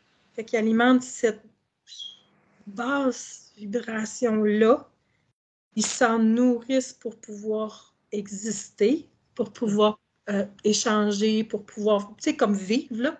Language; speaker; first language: French; native; French